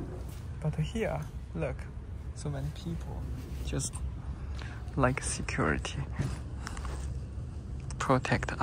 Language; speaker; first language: English; non-native, learner; Chinese